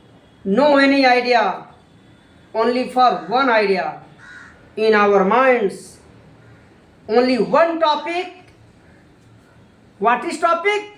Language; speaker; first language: English; non-native, learner; Hindi